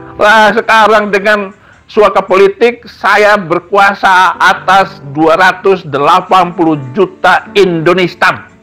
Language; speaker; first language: Indonesian; non-native, local second language; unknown